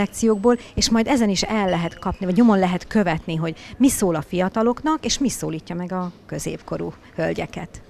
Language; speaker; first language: Hungarian; native; Hungarian